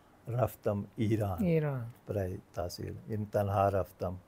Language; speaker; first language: Persian; non-native, fluent; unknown